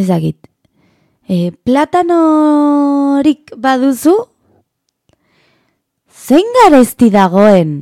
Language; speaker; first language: Basque; non-native, learner; Spanish